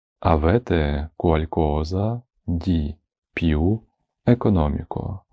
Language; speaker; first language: Italian; non-native, fluent; Ukrainian